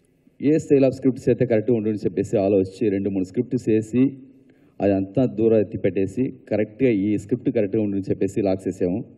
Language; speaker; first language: Telugu; non-native, learner; Tamil